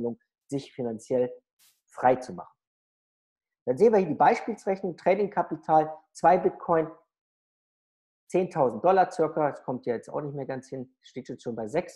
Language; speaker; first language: German; native; German